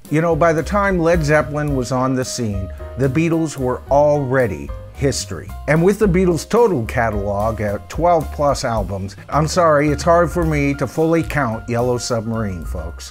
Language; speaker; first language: English; native; English